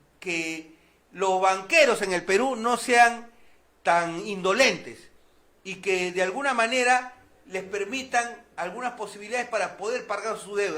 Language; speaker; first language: Spanish; native; Spanish